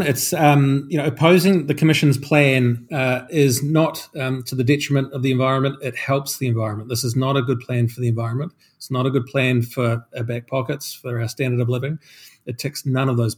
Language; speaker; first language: English; native; English